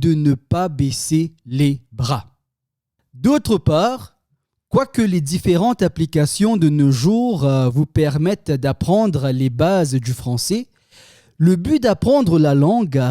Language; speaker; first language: French; native; French